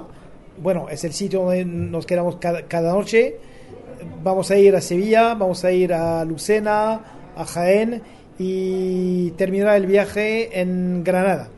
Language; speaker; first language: Spanish; non-native, fluent; French